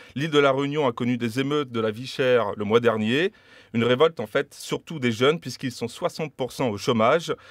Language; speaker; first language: French; native; French